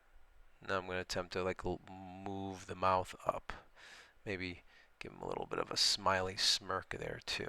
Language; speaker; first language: English; native; English